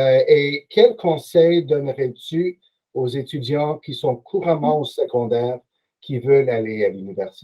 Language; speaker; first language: French; non-native, local second language; English